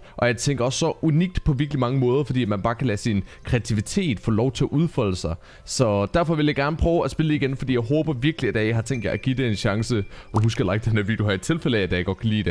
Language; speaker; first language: Danish; native; Danish